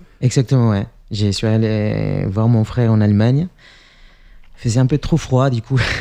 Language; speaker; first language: French; non-native, fluent; Spanish